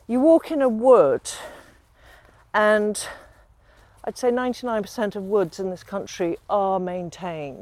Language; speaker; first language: English; native; English